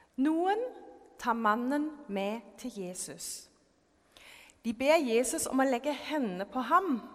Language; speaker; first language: Norwegian; non-native, fluent; German